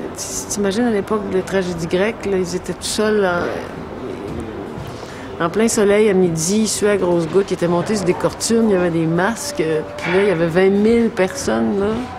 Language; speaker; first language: French; native; French